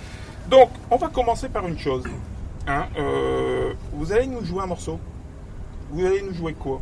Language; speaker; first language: French; native; French